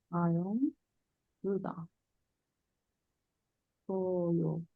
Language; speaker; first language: Korean; non-native, learner; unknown